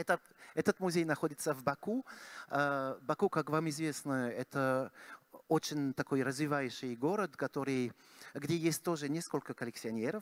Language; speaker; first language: Russian; non-native, fluent; French